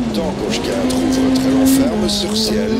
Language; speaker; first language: French; native; French